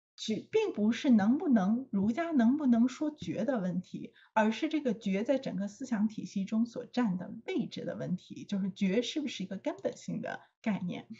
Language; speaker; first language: Chinese; native; Chinese